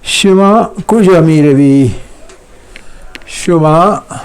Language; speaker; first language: Persian; non-native, fluent; Urdu